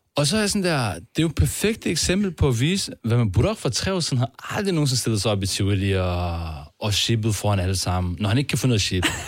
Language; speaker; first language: Danish; early bilingual, other home language; Turkish